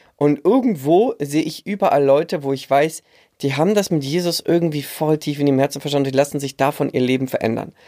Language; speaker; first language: German; native; German